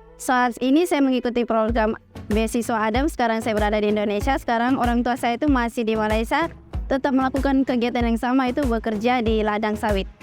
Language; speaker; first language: Indonesian; early bilingual, heritage; Indonesian